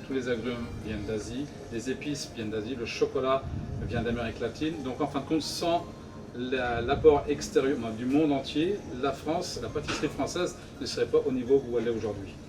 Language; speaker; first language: French; native; French